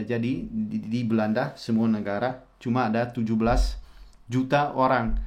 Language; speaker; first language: Indonesian; non-native, fluent; Dutch